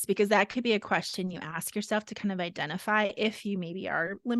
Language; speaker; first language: English; native; English